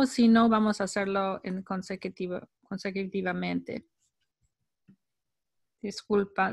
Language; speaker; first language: Spanish; non-native, fluent; English